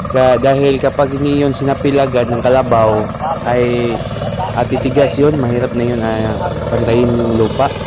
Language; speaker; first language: Filipino; non-native, local second language; Cebuano